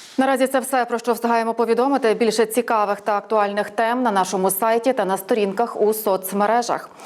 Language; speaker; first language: Ukrainian; native; Ukrainian